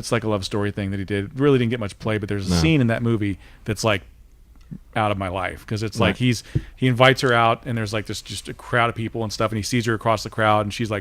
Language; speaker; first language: English; native; English